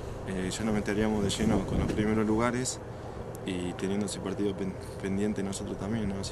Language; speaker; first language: Spanish; native; Spanish